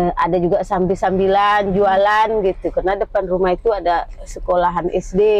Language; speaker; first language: Indonesian; native; Indonesian